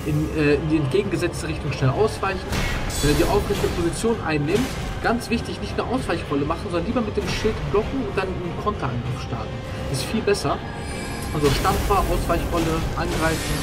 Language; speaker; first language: German; native; German